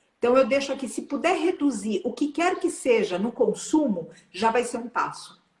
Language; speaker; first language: Portuguese; native; Portuguese